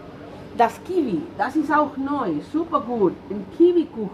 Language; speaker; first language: German; non-native, learner; Spanish